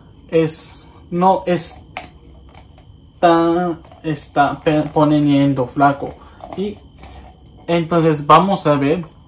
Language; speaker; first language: Spanish; non-native, learner; Japanese